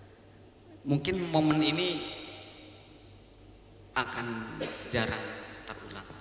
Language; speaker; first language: Indonesian; native; Indonesian